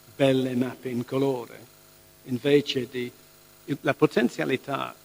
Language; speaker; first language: Italian; non-native, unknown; English